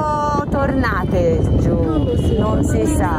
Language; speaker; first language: Italian; non-native, fluent; Japanese